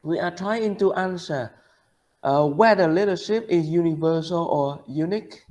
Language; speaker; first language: English; non-native, fluent; Vietnamese